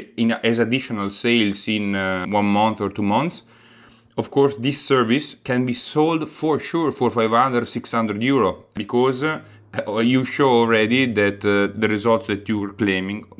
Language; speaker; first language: English; non-native, fluent; Italian